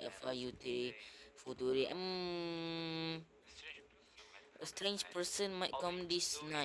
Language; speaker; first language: English; non-native, local second language; Malay